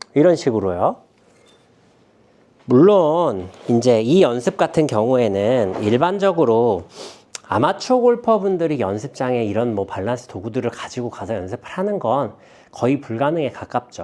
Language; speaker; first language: Korean; native; Korean